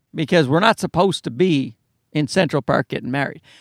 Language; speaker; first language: English; native; English